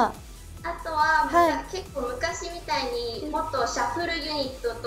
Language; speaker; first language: Japanese; non-native, fluent; Cantonese